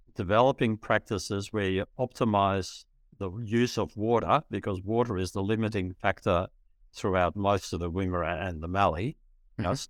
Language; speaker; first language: English; early bilingual, other home language; Dutch